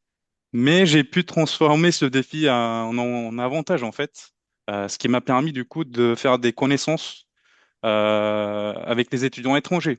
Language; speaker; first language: French; non-native, fluent; Turkish